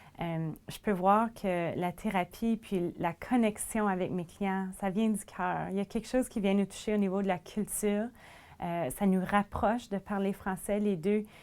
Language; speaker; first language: French; native; French